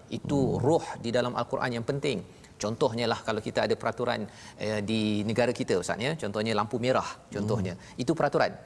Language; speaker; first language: Malay; native; Malay